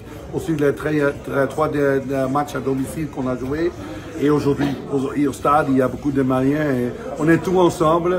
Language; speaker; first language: French; non-native, fluent; Dutch